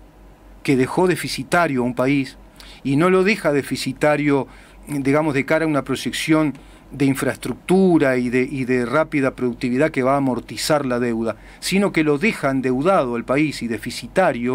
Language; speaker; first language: Spanish; native; Spanish